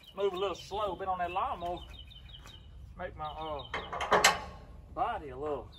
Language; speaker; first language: English; native; English